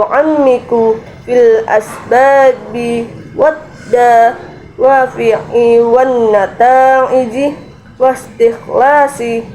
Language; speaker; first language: Arabic; non-native, learner; Indonesian